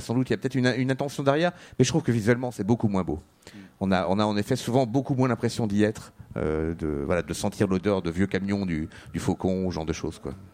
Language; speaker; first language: French; native; French